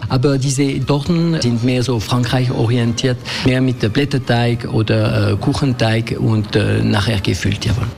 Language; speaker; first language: German; non-native, local second language; French